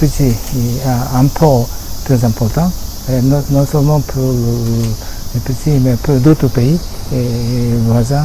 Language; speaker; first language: French; non-native, fluent; Japanese